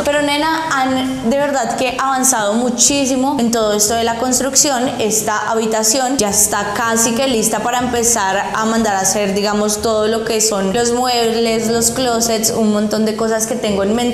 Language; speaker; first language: Spanish; native; Spanish